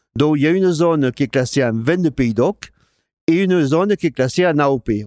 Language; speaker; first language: French; non-native, fluent; Spanish